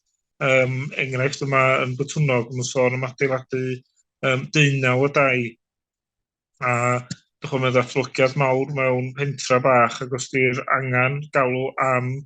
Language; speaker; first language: Welsh; native; Welsh